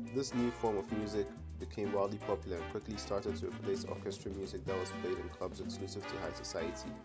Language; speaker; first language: English; non-native, local second language; Akan